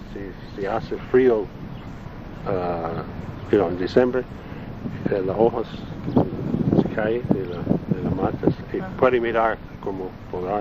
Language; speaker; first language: Spanish; non-native, learner; Italian